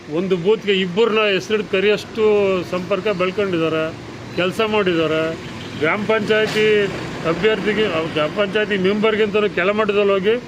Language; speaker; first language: Kannada; native; Kannada